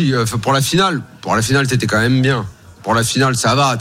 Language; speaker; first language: French; native; French